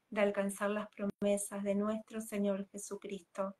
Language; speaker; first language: Spanish; native; Spanish